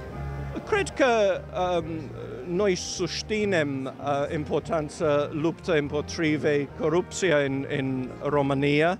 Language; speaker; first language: Romanian; non-native, learner; English